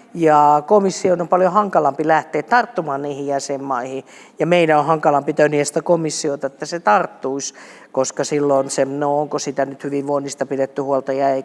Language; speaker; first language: Finnish; native; Finnish